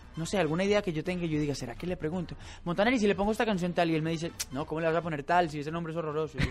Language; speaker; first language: Spanish; native; Spanish